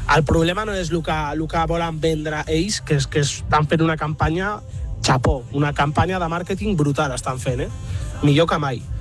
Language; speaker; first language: Catalan; early bilingual, other home language; Arabic